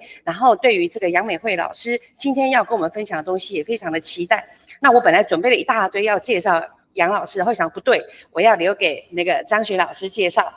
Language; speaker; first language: Chinese; native; Chinese